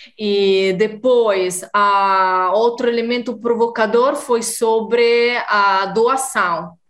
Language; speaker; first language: Portuguese; non-native, fluent; Italian